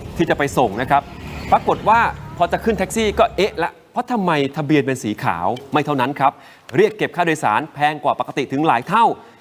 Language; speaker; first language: Thai; native; Thai